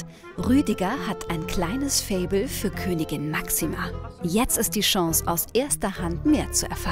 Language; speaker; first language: German; native; German